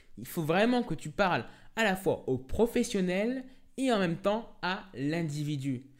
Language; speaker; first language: French; native; French